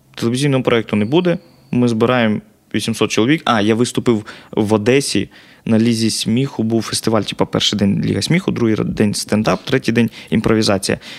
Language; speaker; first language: Ukrainian; native; Ukrainian